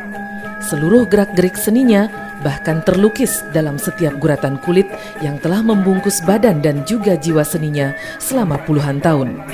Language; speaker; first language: Indonesian; native; Indonesian